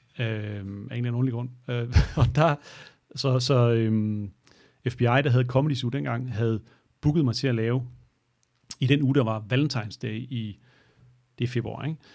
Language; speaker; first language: Danish; native; Danish